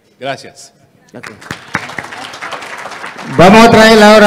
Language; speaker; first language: Spanish; early bilingual, heritage; English